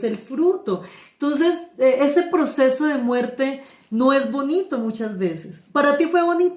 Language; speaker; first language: Spanish; native; Spanish